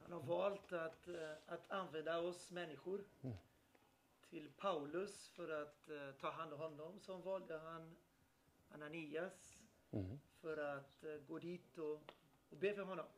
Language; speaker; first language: Swedish; non-native, fluent; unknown